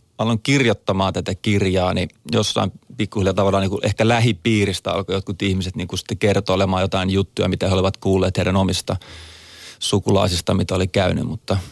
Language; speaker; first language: Finnish; native; Finnish